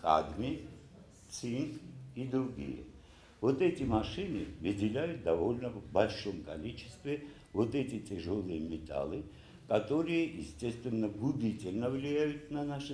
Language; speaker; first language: Russian; non-native, local second language; Ossetic